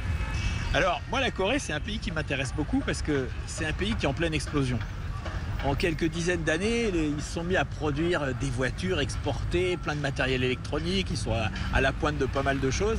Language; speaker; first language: French; native; French